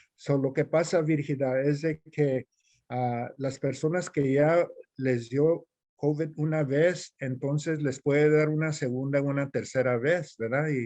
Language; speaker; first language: Spanish; early bilingual, heritage; Spanish